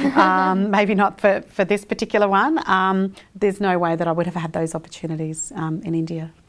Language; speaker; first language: English; early bilingual, other home language; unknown